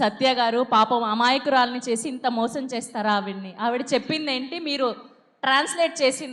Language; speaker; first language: Telugu; native; Telugu